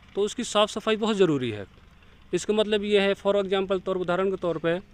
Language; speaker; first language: Hindi; native; Hindi